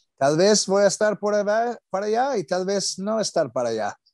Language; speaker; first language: Spanish; non-native, learner; English